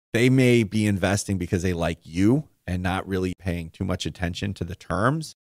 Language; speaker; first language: English; native; English